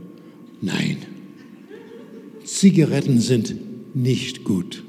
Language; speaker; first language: German; non-native, fluent; English